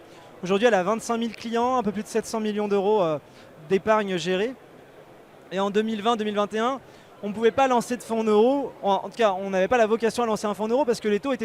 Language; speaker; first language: French; native; French